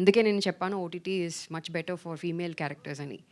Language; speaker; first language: Telugu; non-native, fluent; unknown